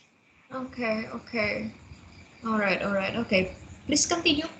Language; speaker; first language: English; non-native, fluent; Indonesian